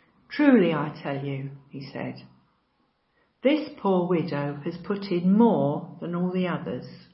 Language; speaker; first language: English; native; English